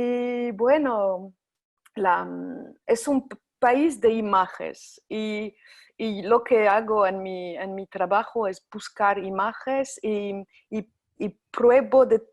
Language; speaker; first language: Spanish; non-native, fluent; French